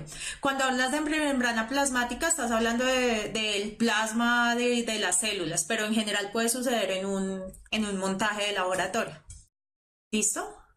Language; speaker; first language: Spanish; native; Spanish